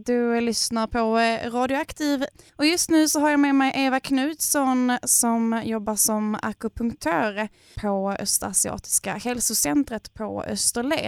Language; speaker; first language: Swedish; native; Swedish